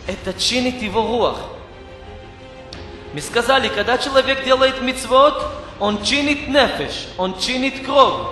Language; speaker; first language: Russian; non-native, fluent; Hebrew